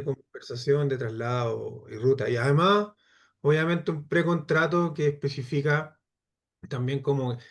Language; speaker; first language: Spanish; native; Spanish